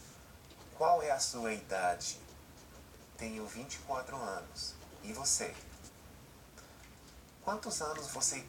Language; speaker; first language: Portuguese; non-native, learner; English